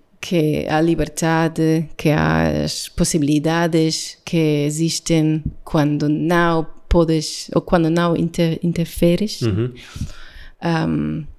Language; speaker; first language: Portuguese; non-native, learner; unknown